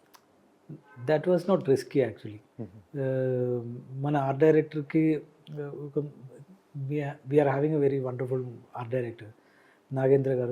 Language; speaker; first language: Telugu; non-native, learner; Malayalam